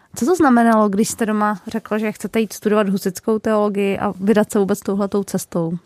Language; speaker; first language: Czech; native; Czech